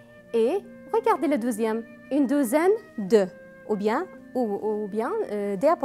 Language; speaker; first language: French; non-native, fluent; Arabic